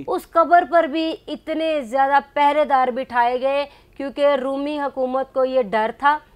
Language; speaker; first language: Urdu; non-native, local second language; Punjabi